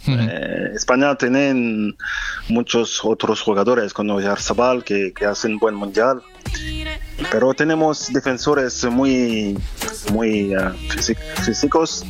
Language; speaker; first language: Spanish; non-native, fluent; French